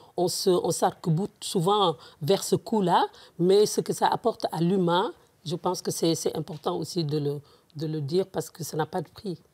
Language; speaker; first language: French; non-native, local second language; Wolof